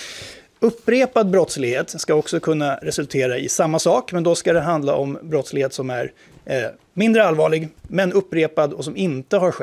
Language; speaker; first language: Swedish; native; Swedish